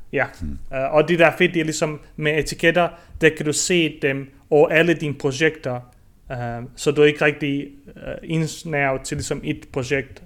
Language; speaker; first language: Danish; early bilingual, other home language; Bosnian